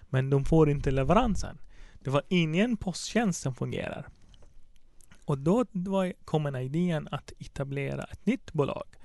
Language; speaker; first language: Swedish; non-native, fluent; Arabic